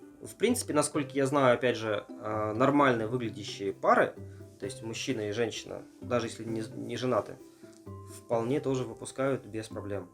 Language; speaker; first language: Russian; native; Russian